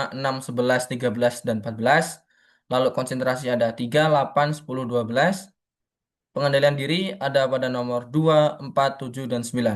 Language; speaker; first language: Indonesian; native; Indonesian